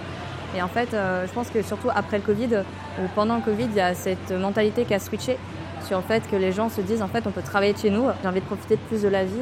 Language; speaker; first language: French; native; French